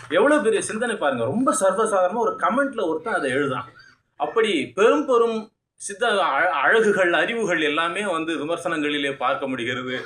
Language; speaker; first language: Tamil; native; Tamil